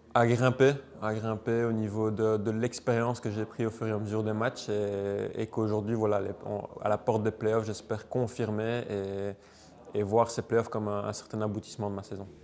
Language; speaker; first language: French; native; French